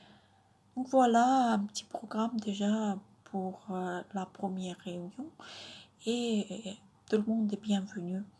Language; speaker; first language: French; non-native, fluent; Russian